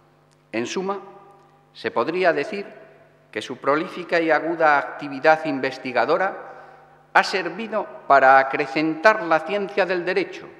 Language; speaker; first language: Spanish; native; Spanish